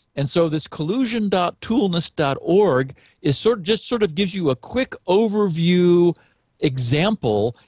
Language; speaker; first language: English; native; English